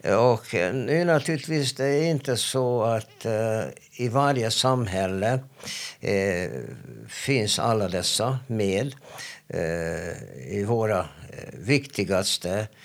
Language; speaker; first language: Swedish; non-native, fluent; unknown